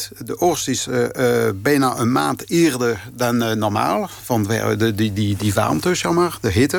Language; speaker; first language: Dutch; non-native, fluent; French